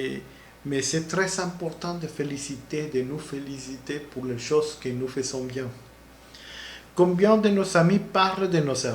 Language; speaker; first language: French; non-native, learner; Spanish